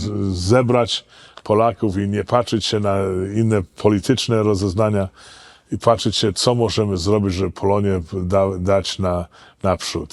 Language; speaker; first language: Polish; early bilingual, heritage; Polish